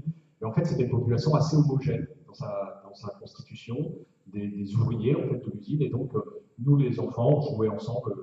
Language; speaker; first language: French; native; French